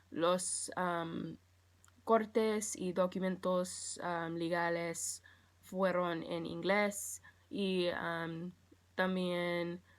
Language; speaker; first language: Spanish; non-native, learner; English